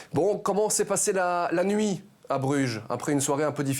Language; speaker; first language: French; native; French